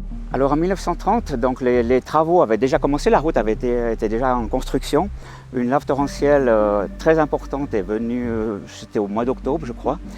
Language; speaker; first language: French; native; French